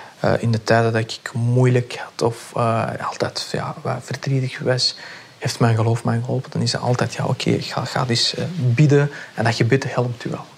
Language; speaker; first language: Dutch; early bilingual, other home language; Pashto